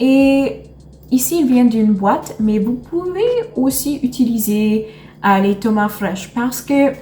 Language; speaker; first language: French; non-native, learner; English